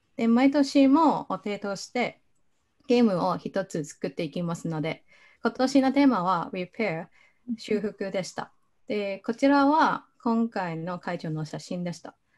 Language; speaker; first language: Japanese; non-native, fluent; Cantonese